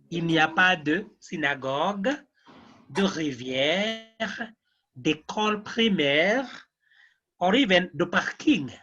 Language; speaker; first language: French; non-native, fluent; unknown